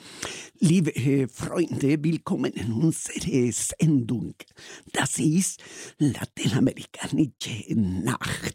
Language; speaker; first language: German; non-native, fluent; Spanish